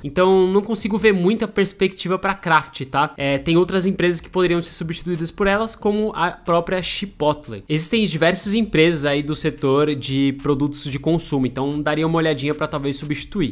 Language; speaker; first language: Portuguese; native; Portuguese